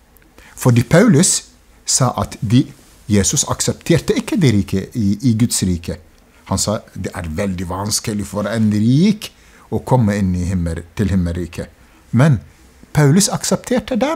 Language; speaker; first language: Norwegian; non-native, fluent; Arabic